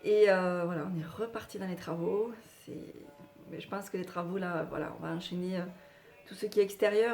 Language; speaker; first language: French; native; French